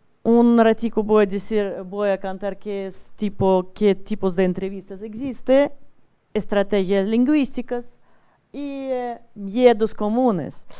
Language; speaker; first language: Spanish; non-native, learner; Russian